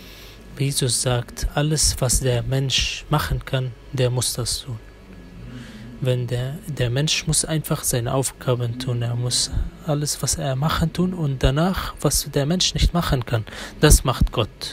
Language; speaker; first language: German; non-native, fluent; Arabic